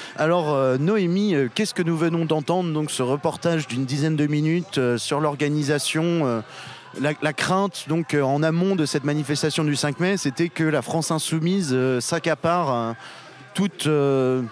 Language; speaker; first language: French; native; French